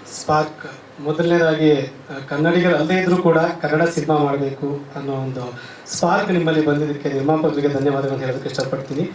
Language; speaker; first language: Kannada; native; Kannada